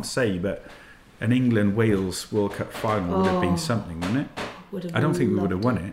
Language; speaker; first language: English; native; English